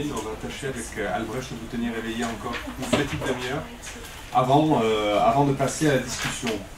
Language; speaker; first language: French; native; French